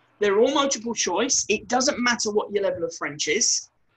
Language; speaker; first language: English; native; English